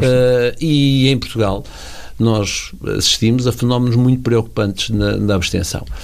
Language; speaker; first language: Portuguese; native; Portuguese